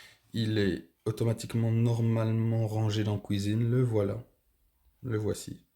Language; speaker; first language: French; native; French